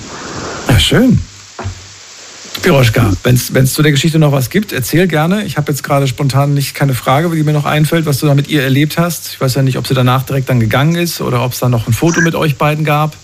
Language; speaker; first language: German; native; German